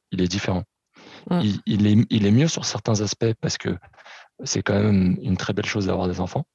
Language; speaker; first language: French; early bilingual, other home language; Portuguese